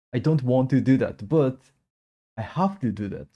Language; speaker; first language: English; non-native, learner; Japanese